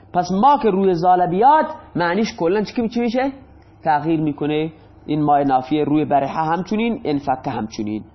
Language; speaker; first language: Persian; non-native, local second language; Baluchi